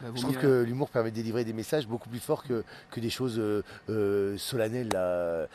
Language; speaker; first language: French; native; French